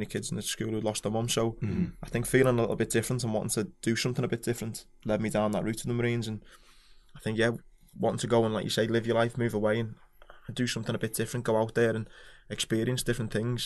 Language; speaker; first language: English; native; English